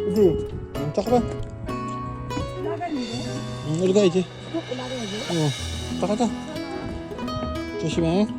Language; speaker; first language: Korean; non-native, learner; Filipino